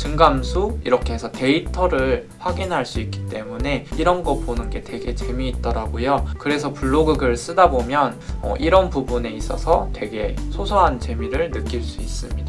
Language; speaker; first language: Korean; native; Korean